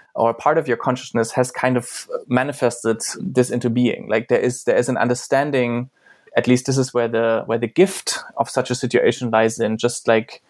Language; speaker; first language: English; non-native, fluent; German